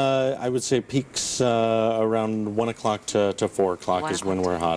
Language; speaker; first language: English; native; English